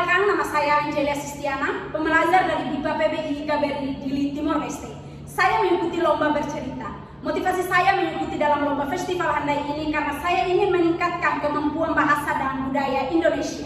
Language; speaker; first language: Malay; non-native, learner; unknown